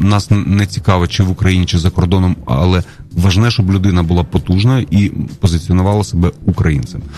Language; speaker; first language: Ukrainian; non-native, local second language; Russian